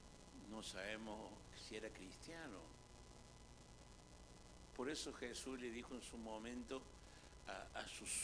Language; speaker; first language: Spanish; native; Spanish